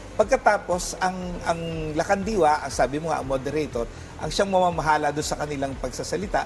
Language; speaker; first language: Filipino; native; Filipino